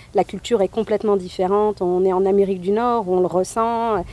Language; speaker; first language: French; native; French